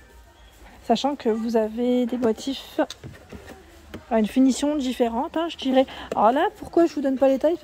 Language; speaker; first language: French; native; French